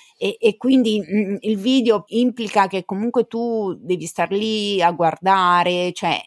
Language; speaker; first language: Italian; native; Italian